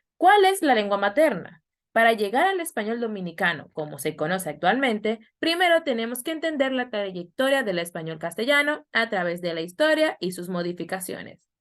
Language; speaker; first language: Spanish; native; Spanish